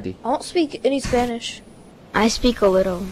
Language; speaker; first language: English; native; English